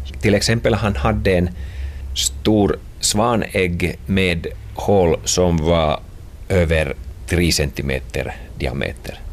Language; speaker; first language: Swedish; non-native, local second language; Finnish